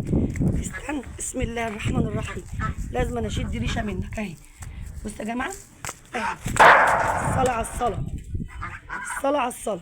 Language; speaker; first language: Arabic; native; Arabic